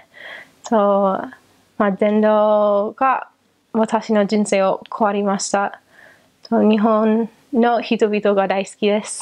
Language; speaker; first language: Japanese; non-native, learner; English